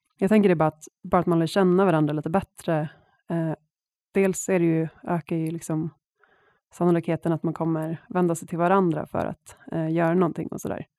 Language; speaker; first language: Swedish; native; Swedish